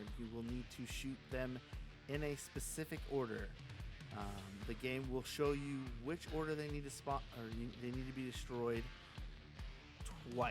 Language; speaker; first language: English; native; English